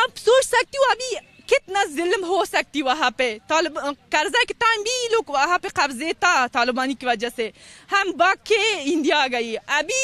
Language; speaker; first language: Hindi; non-native, learner; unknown